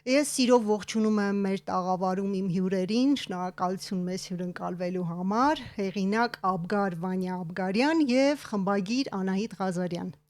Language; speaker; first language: Armenian; native; Armenian